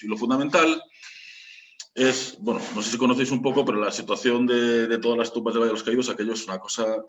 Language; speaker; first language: Spanish; native; Spanish